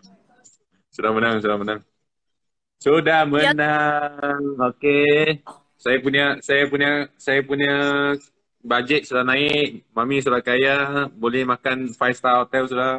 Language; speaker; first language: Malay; non-native, local second language; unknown